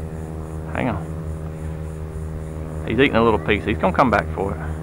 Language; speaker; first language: English; native; English